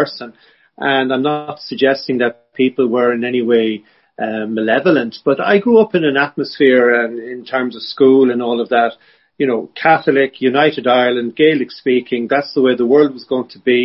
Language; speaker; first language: English; native; English